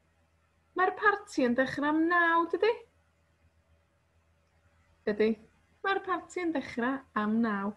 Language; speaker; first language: Welsh; non-native, fluent; Spanish